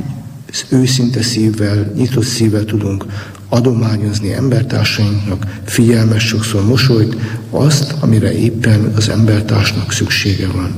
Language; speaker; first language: Hungarian; native; Hungarian